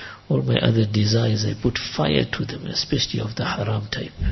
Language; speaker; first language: English; native; English